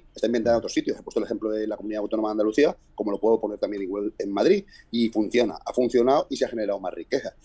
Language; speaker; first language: Spanish; native; Spanish